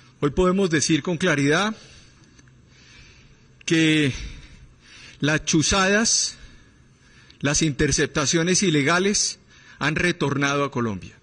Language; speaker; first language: Spanish; native; Spanish